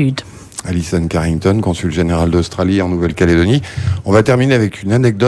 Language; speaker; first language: French; native; French